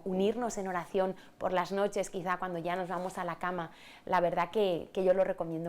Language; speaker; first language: Spanish; native; Spanish